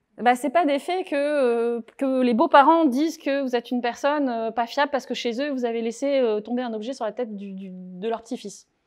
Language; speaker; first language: French; native; French